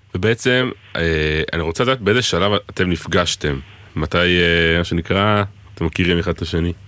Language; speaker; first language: Hebrew; native; Hebrew